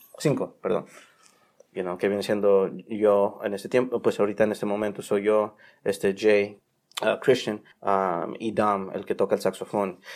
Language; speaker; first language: Spanish; early bilingual, heritage; Spanish